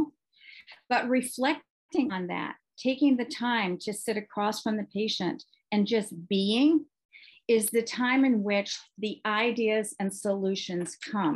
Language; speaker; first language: English; native; English